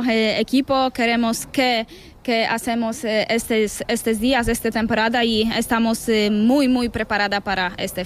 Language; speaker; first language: Spanish; non-native, learner; Polish